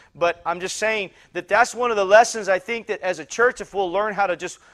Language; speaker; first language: English; native; English